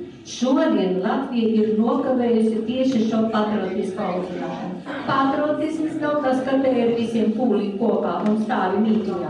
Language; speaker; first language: Latvian; native; Latvian